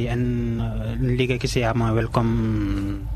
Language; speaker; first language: Spanish; non-native, learner; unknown